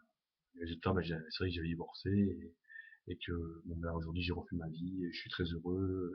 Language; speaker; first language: French; native; French